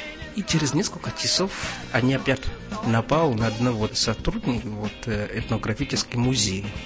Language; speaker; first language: Russian; non-native, fluent; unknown